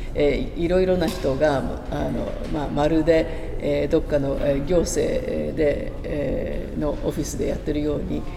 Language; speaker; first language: Japanese; native; Japanese